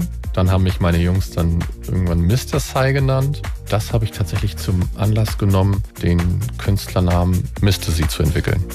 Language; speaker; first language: German; native; German